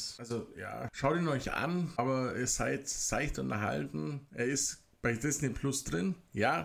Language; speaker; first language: German; native; German